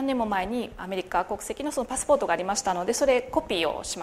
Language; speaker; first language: Japanese; native; Japanese